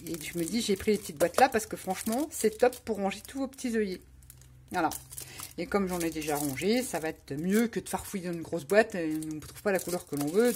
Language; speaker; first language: French; native; French